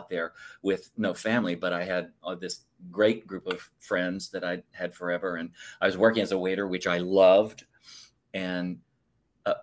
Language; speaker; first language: English; native; English